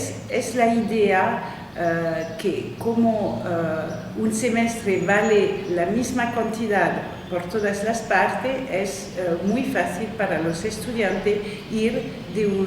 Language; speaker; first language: Spanish; non-native, fluent; French